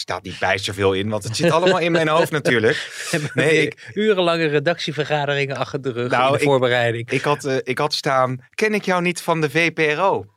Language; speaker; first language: Dutch; native; Dutch